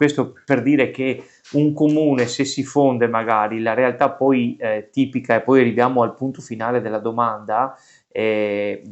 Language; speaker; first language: Italian; native; Italian